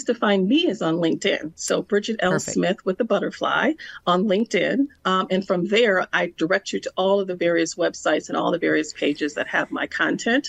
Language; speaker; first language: English; native; English